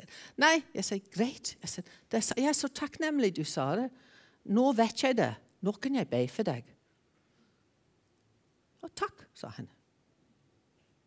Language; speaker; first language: Norwegian; non-native, fluent; English